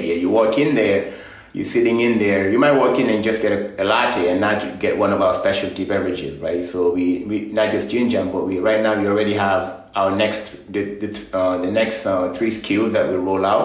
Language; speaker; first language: English; non-native, fluent; Fula